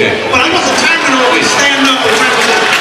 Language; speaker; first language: English; native; English